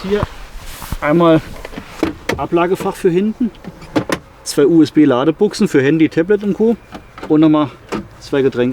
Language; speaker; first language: German; native; German